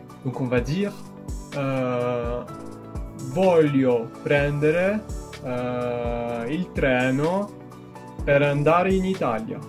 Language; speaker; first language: Italian; non-native, fluent; French